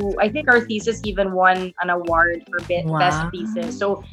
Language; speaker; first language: English; non-native, local second language; Filipino